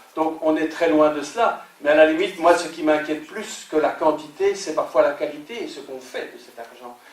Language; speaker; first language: French; native; French